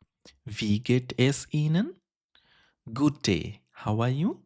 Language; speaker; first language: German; non-native, fluent; Bangla